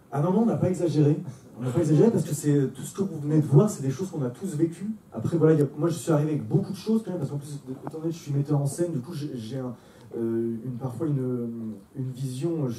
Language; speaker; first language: French; native; French